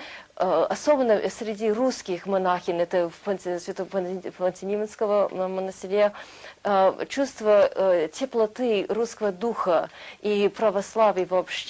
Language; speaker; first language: Russian; early bilingual, heritage; Russian